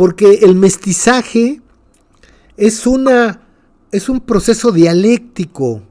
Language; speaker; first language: Spanish; native; Spanish